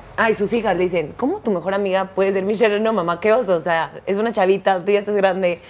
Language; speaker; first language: Spanish; native; Spanish